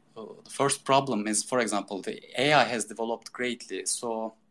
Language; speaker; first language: English; non-native, fluent; Turkish